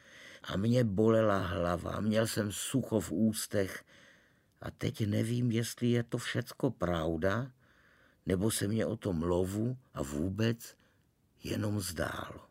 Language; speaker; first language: Czech; native; Czech